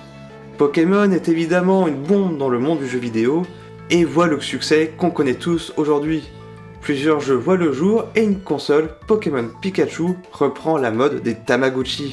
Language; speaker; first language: French; native; French